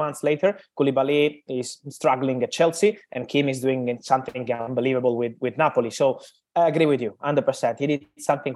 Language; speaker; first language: English; non-native, fluent; Italian